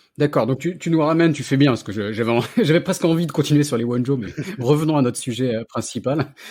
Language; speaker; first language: French; native; French